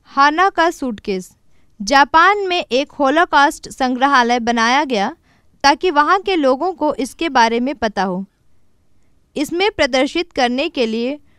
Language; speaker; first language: Hindi; native; Hindi